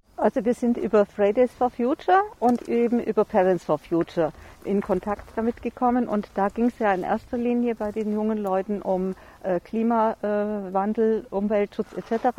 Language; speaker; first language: German; native; German